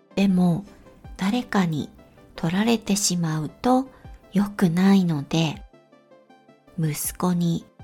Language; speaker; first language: Japanese; native; Japanese